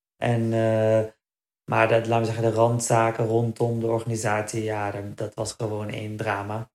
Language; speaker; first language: Dutch; early bilingual, other home language; Berber languages